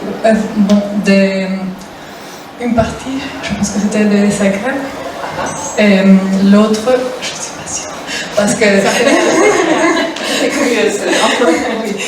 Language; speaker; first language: French; non-native, fluent; Spanish